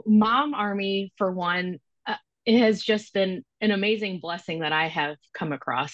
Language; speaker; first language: English; native; English